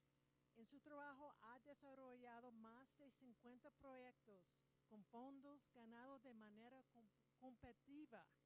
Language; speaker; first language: Spanish; non-native, learner; English